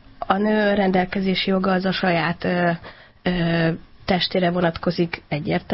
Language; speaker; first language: Hungarian; native; Hungarian